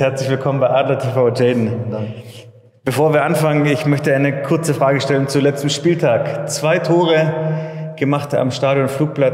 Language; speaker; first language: German; native; German